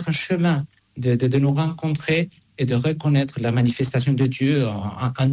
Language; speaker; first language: French; non-native, fluent; Spanish